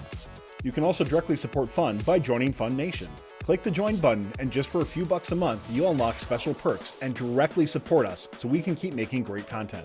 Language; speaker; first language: English; native; English